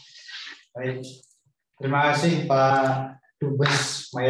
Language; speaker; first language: Indonesian; native; Indonesian